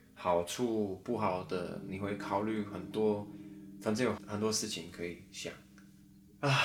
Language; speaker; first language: Chinese; non-native, fluent; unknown